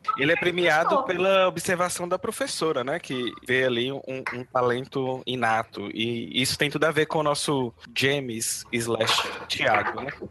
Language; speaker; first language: Portuguese; native; Portuguese